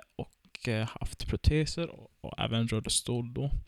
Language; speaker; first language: Swedish; early bilingual, other home language; Turkish